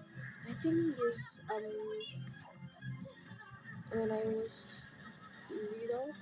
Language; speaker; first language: English; non-native, learner; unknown